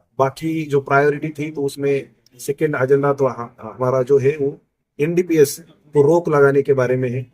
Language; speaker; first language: Hindi; non-native, local second language; Marathi